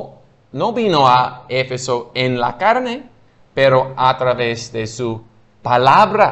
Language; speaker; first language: Spanish; non-native, fluent; English